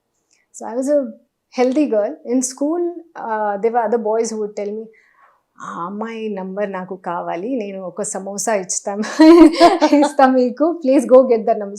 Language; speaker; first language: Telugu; non-native, learner; Hindi